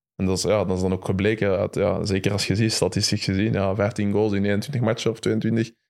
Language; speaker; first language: Dutch; early bilingual, other home language; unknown